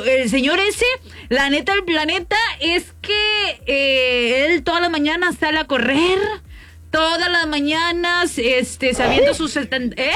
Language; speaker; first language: Spanish; native; Spanish